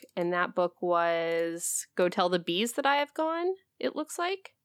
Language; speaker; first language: English; native; English